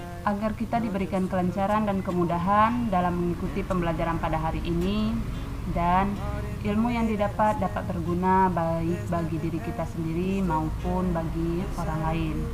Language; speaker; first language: Indonesian; native; Indonesian